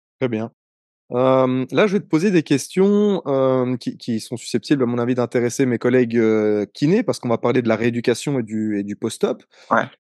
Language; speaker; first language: French; native; French